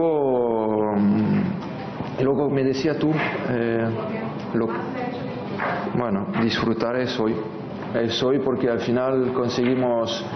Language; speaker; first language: Spanish; non-native, fluent; French